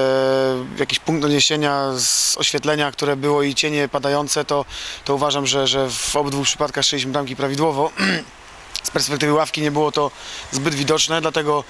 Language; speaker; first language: Polish; native; Polish